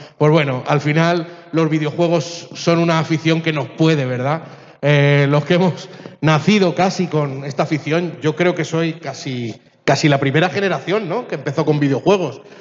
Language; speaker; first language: Spanish; early bilingual, other home language; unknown